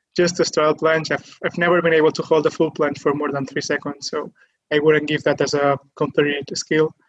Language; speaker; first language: English; non-native, fluent; Catalan